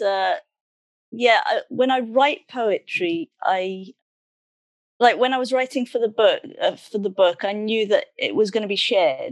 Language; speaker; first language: English; native; English